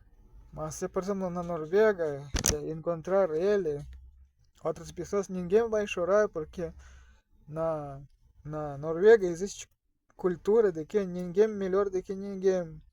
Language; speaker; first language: Portuguese; non-native, learner; Russian